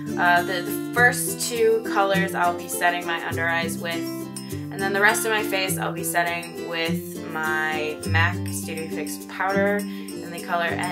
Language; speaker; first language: English; native; English